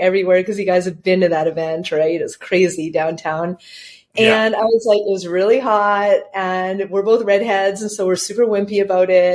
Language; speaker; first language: English; native; English